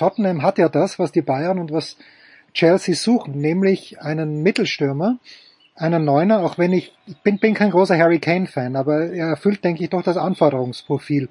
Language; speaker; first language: German; native; German